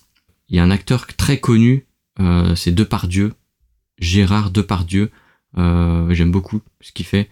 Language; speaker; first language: French; native; French